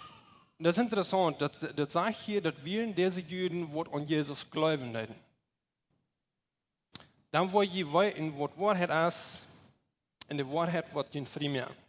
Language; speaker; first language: German; non-native, learner; Plautdietsch